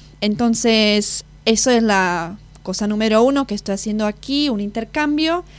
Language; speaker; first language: Spanish; non-native, fluent; Slovak